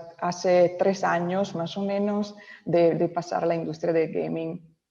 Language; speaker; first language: Spanish; non-native, local second language; Italian